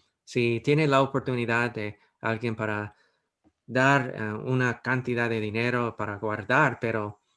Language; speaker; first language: Spanish; non-native, fluent; English